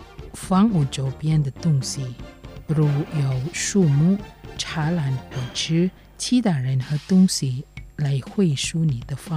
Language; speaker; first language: Chinese; non-native, fluent; Indonesian